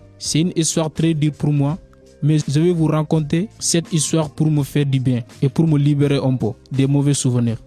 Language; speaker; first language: French; non-native, learner; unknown